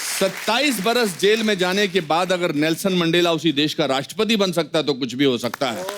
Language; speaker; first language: Hindi; native; Hindi